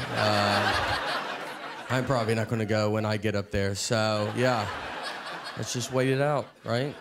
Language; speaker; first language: English; native; English